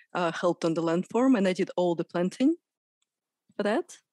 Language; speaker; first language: English; non-native, fluent; Russian